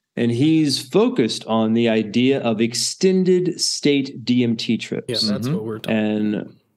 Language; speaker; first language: English; native; English